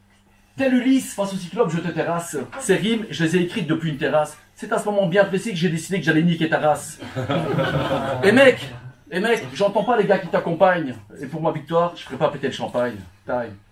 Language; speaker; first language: French; early bilingual, other home language; Turkish